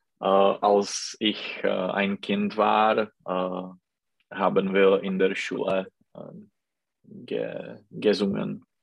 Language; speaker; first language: German; non-native, learner; Czech